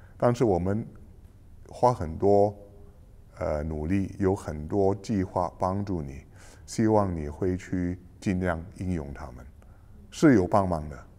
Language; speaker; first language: Chinese; non-native, local second language; English